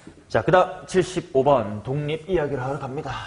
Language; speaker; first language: Korean; native; Korean